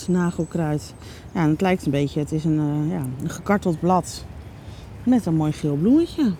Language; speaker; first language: Dutch; native; Dutch